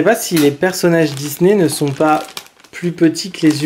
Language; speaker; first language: French; native; French